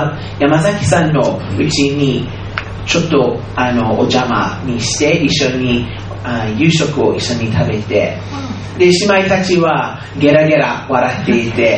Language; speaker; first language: Japanese; non-native, fluent; English